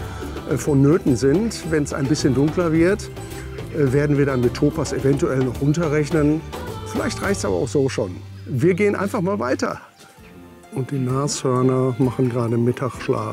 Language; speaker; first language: German; native; German